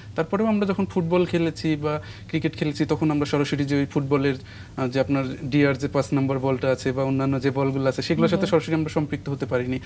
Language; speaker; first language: Bangla; non-native, local second language; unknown